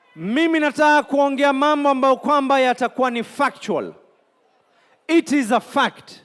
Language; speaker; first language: Swahili; native; Swahili